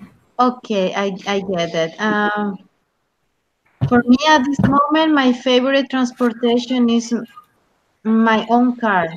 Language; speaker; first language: English; non-native, learner; Spanish